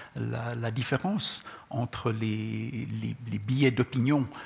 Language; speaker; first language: French; non-native, local second language; Czech